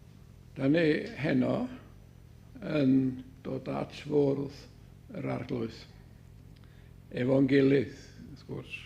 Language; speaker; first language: Welsh; native; Welsh